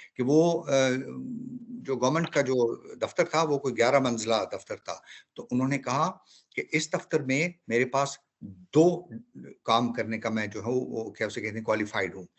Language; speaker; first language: Urdu; native; Urdu